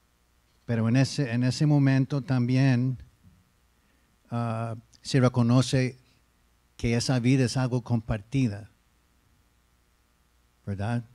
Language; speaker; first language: Spanish; non-native, fluent; English